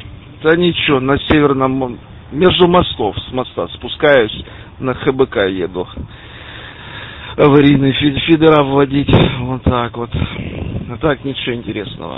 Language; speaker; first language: Russian; native; Russian